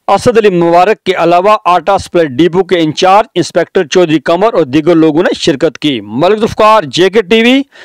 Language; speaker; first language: Urdu; non-native, local second language; Punjabi